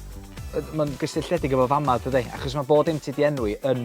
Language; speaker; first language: Welsh; native; Welsh